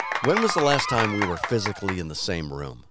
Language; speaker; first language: English; native; English